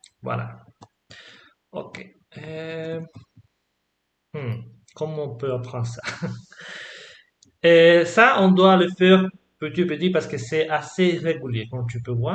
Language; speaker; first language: French; non-native, fluent; Spanish